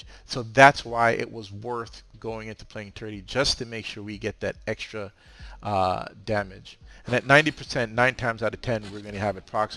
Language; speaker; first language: English; native; English